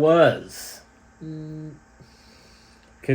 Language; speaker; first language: English; native; English